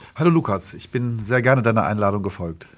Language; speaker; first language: German; native; German